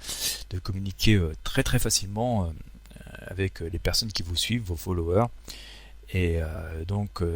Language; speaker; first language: French; native; French